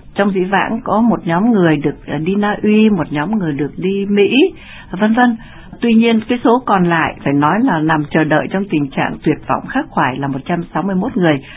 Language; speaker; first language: Vietnamese; native; Vietnamese